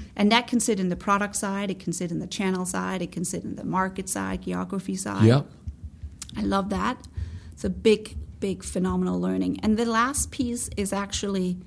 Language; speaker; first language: English; non-native, fluent; Danish